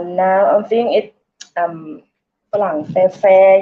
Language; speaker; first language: English; non-native, learner; Thai